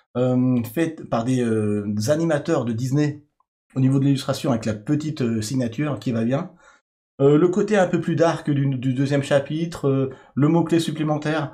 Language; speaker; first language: French; native; French